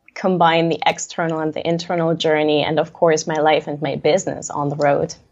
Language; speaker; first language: English; non-native, fluent; German